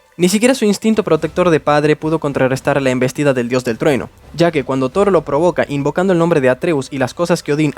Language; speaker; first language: Spanish; native; Spanish